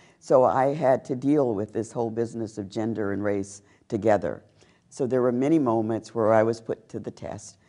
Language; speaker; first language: English; native; English